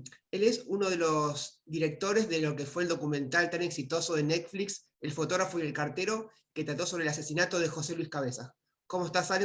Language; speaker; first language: Spanish; native; Spanish